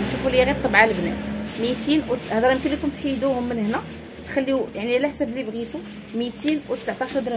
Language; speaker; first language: Arabic; native; Arabic